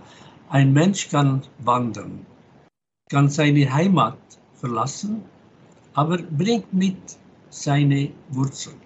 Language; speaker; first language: German; non-native, fluent; Arabic